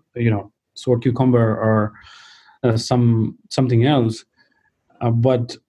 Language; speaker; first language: English; non-native, local second language; Nepali